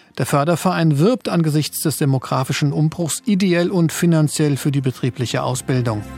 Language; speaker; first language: German; native; German